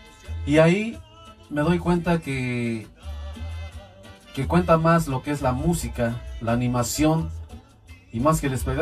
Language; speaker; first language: Spanish; native; Spanish